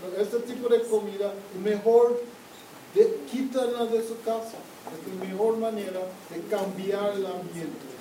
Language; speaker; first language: Spanish; non-native, fluent; English